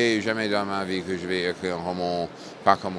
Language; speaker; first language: French; non-native, fluent; English